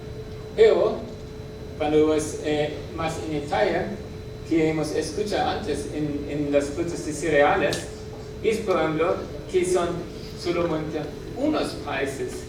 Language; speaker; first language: Spanish; non-native, learner; German